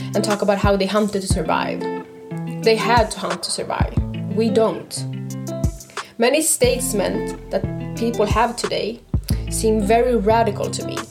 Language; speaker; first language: English; non-native, fluent; Swedish